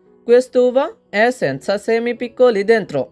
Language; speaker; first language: Italian; non-native, fluent; Bangla